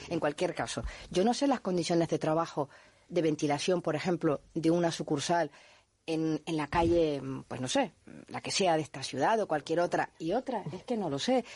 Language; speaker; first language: Spanish; native; Spanish